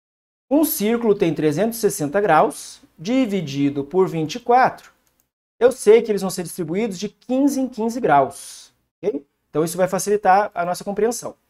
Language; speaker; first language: Portuguese; native; Portuguese